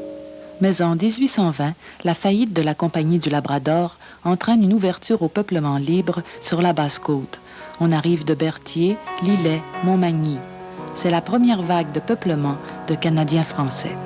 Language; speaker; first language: French; native; French